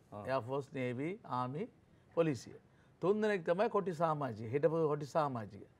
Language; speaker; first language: Sinhala; non-native, local second language; Tamil